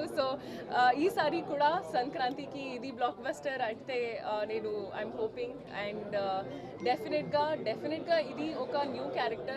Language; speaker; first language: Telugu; non-native, fluent; Hindi